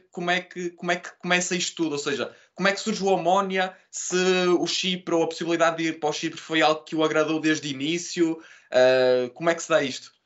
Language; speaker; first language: Portuguese; native; Portuguese